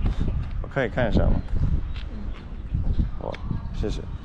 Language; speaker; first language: Chinese; non-native, fluent; English